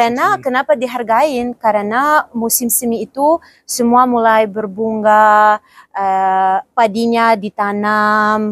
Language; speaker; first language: Indonesian; non-native, fluent; Ukrainian